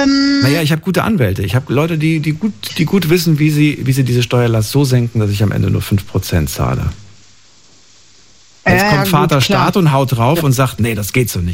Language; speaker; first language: German; native; German